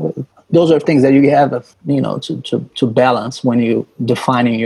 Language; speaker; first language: English; non-native, fluent; Portuguese